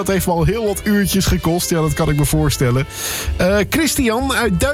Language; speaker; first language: Dutch; native; Dutch